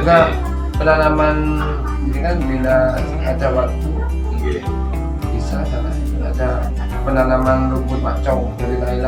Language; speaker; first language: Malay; non-native, local second language; Javanese